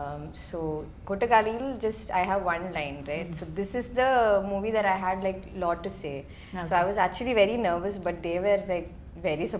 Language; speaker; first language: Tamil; non-native, learner; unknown